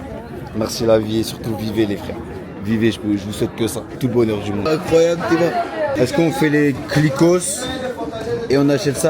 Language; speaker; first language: French; native; French